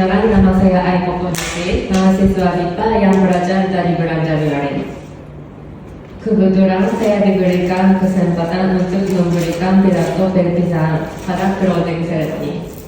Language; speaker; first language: Indonesian; non-native, fluent; Japanese